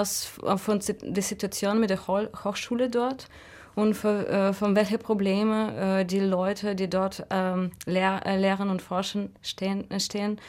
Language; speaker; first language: German; non-native, fluent; Russian